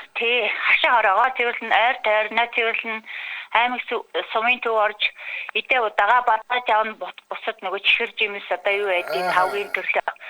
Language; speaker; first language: Mongolian; non-native, local second language; Kazakh